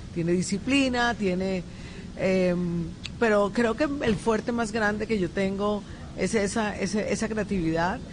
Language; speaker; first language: Spanish; native; Spanish